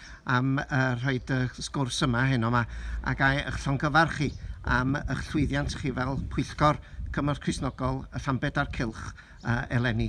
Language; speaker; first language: Welsh; native; Welsh